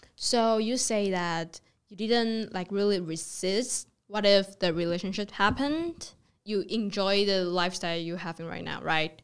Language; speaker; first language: English; non-native, fluent; Chinese